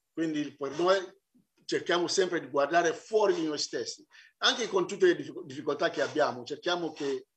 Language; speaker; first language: Italian; non-native, fluent; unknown